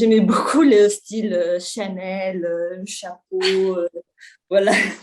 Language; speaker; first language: French; non-native, local second language; Arabic